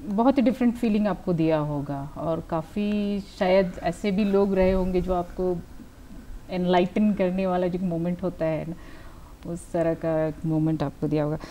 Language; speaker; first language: Hindi; native; Hindi